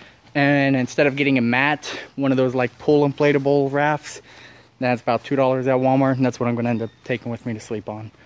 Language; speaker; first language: English; native; English